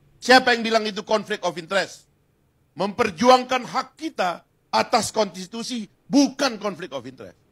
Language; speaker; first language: Indonesian; non-native, local second language; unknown